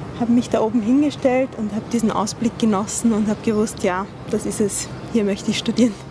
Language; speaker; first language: German; early bilingual, other home language; Arabic